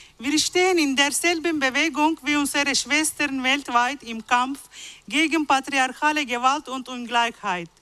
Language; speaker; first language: German; non-native, fluent; Arabic